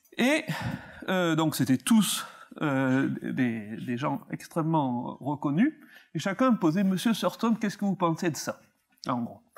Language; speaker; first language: French; native; French